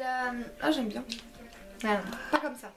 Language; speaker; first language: French; early bilingual, other home language; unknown